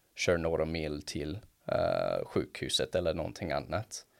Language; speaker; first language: Swedish; non-native, fluent; English